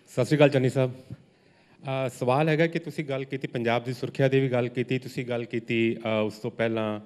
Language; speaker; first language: Hindi; native; Hindi